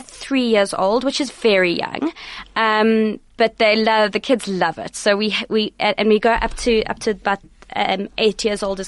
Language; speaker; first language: English; native; English